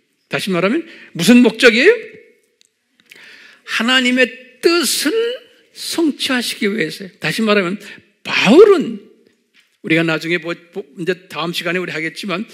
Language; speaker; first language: Korean; native; Korean